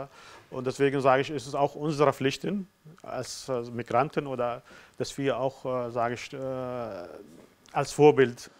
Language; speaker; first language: German; non-native, learner; Arabic